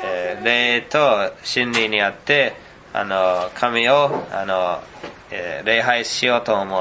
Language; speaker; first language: Japanese; non-native, fluent; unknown